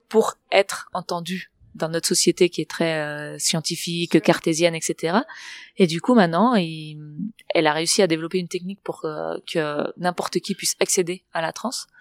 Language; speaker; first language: French; non-native, fluent; Catalan